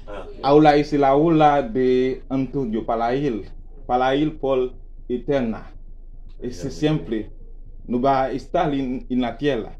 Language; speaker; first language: Spanish; non-native, learner; Haitian Creole